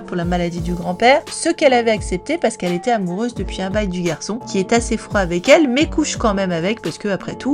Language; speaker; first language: French; native; French